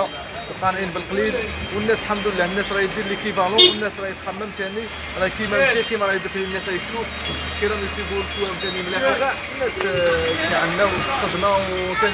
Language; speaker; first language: Arabic; native; Arabic